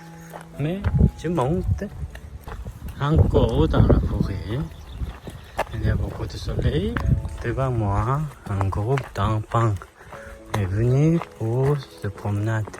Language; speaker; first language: French; non-native, learner; Korean